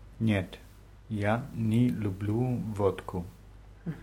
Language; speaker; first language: Russian; non-native, learner; German